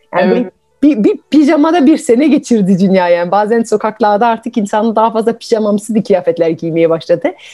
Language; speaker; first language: Turkish; non-native, fluent; French